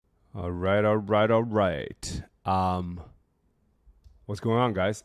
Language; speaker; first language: English; native; English